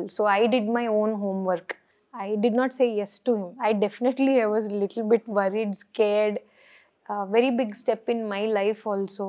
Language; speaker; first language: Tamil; non-native, learner; Kannada